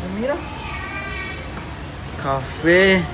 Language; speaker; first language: Spanish; non-native, learner; Japanese